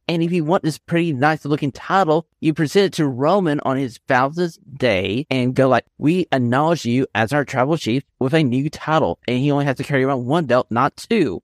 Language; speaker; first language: English; native; English